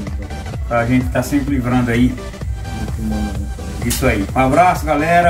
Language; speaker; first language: Portuguese; native; Portuguese